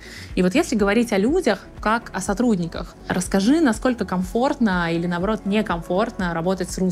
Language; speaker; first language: Russian; native; Russian